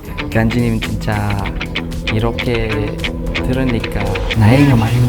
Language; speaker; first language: Korean; non-native, learner; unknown